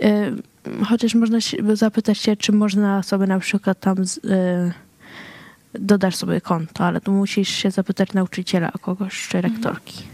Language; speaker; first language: Polish; early bilingual, heritage; Swedish